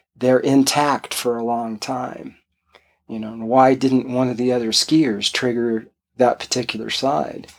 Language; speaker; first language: English; native; English